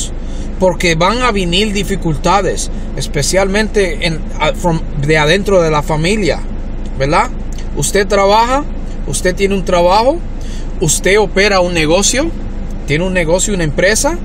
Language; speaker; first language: Spanish; early bilingual, heritage; Spanish